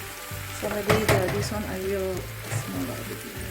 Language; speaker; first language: English; non-native, learner; Indonesian